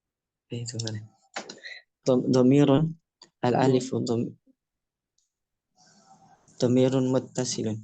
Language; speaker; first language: Arabic; non-native, learner; Indonesian